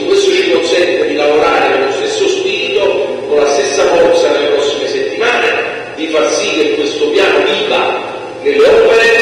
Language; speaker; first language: Italian; native; Italian